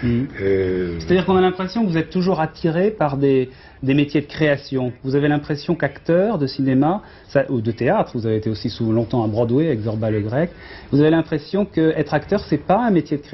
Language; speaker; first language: French; native; French